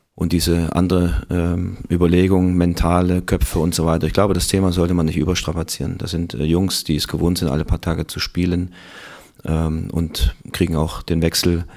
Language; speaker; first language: German; native; German